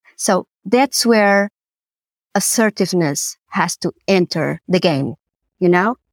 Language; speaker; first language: English; non-native, fluent; Portuguese